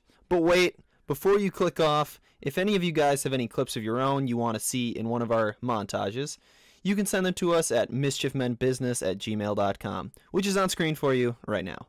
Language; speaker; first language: English; native; English